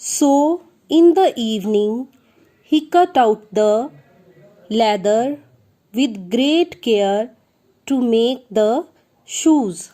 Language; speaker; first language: English; non-native, local second language; Punjabi